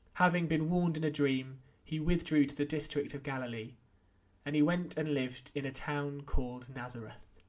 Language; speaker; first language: English; native; English